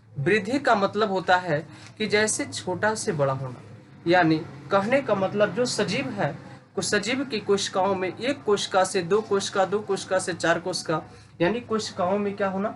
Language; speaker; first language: Hindi; native; Hindi